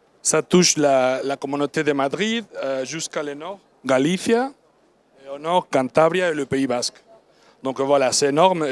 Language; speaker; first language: French; non-native, learner; Spanish